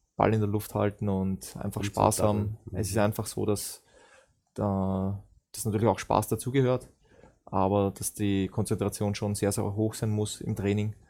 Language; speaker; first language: German; native; German